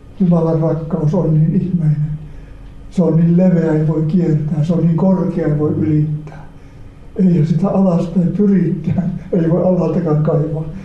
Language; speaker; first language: Finnish; native; Finnish